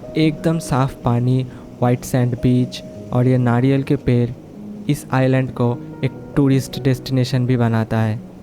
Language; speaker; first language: Hindi; non-native, local second language; Bangla